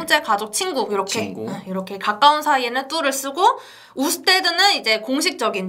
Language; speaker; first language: Korean; native; Korean